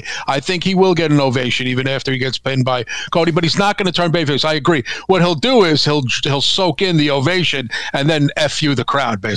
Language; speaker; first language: English; native; English